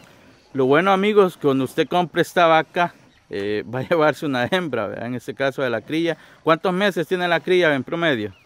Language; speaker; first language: Spanish; native; Spanish